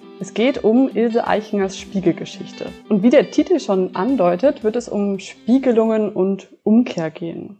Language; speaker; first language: German; native; German